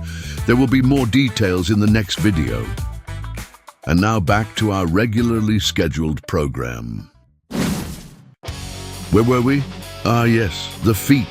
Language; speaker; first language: English; native; English